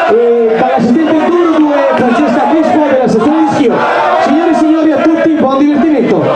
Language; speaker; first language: Italian; native; Italian